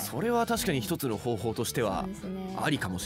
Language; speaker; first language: Japanese; native; Japanese